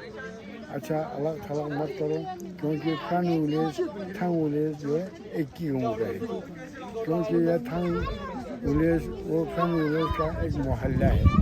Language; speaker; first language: Hindi; non-native, local second language; Balti